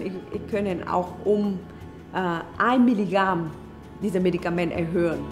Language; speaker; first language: German; non-native, fluent; Vietnamese